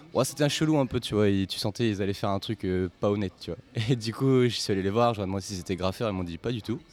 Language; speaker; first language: French; native; French